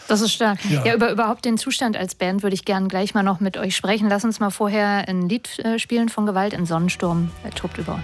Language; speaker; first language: German; native; German